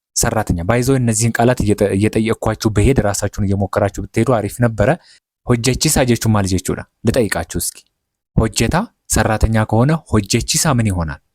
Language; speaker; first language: Amharic; non-native, local second language; Oromo